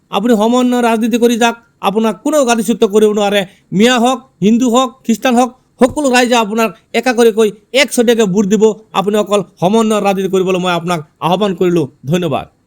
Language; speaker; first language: Assamese; non-native, local second language; Bangla